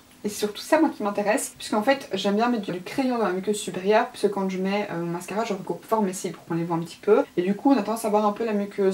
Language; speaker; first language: French; native; French